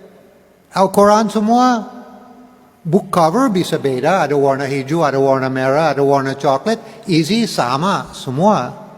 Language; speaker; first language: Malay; non-native, learner; English